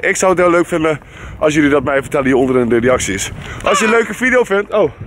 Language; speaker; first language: Dutch; native; Dutch